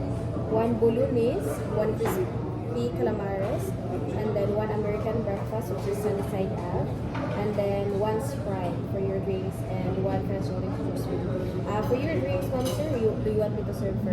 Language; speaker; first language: English; non-native, local second language; Cebuano